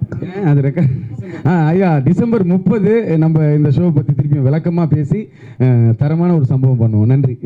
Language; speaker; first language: Tamil; native; Tamil